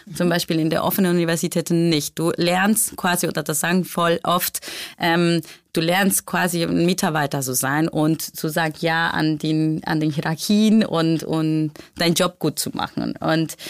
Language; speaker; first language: German; non-native, fluent; Spanish